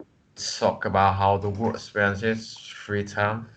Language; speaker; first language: English; non-native, learner; Vietnamese